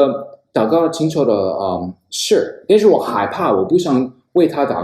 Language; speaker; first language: Chinese; non-native, fluent; English